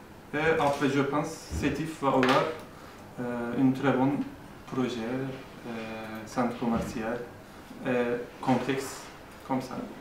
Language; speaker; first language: French; non-native, learner; Turkish